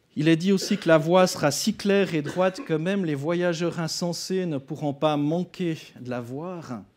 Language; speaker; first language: French; native; French